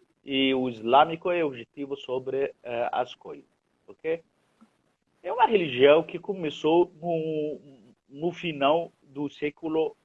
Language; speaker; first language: Portuguese; non-native, fluent; Arabic